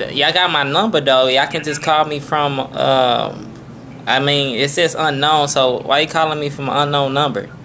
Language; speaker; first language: English; native; English